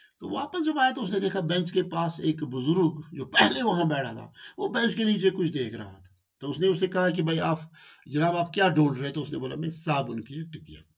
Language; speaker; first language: Urdu; non-native, local second language; Kashmiri